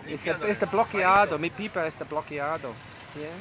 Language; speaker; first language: Spanish; non-native, learner; English